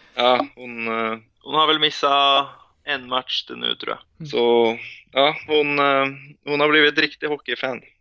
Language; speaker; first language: Swedish; non-native, fluent; Norwegian